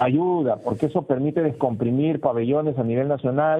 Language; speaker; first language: Spanish; native; Spanish